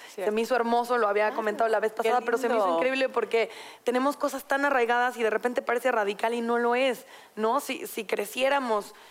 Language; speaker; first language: Spanish; native; Spanish